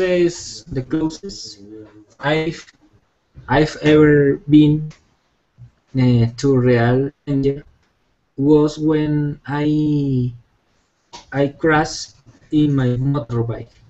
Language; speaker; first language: English; non-native, learner; Spanish